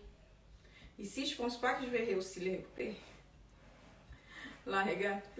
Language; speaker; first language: French; non-native, fluent; Portuguese